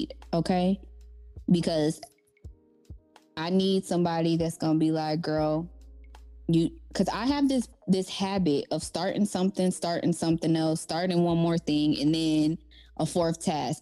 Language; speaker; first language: English; native; English